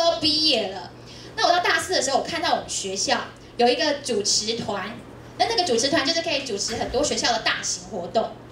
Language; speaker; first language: Chinese; native; Chinese